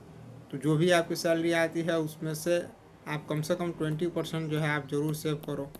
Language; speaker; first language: Hindi; native; Hindi